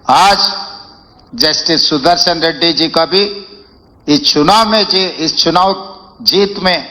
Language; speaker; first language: Hindi; non-native, local second language; Telugu